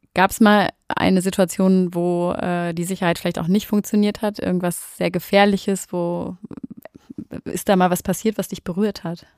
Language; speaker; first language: German; native; German